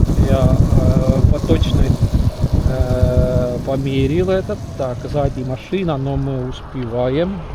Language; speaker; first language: Russian; non-native, local second language; Estonian